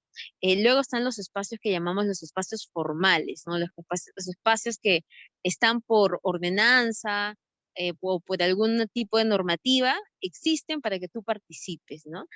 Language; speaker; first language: Spanish; native; Spanish